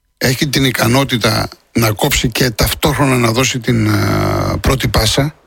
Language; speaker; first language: Greek; native; Greek